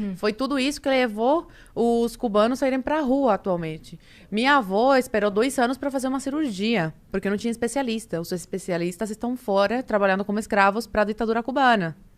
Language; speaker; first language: Portuguese; early bilingual, other home language; Spanish